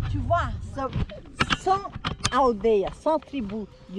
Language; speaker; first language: French; non-native, fluent; Portuguese